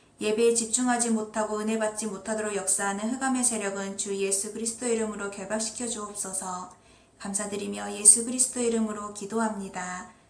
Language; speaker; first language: Korean; native; Korean